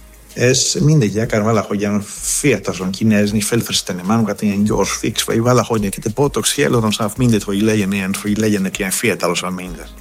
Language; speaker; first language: Hungarian; non-native, learner; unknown